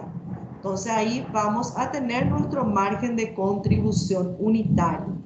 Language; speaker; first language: Spanish; native; Spanish